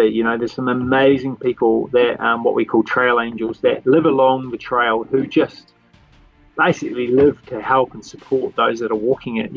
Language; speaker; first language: English; native; English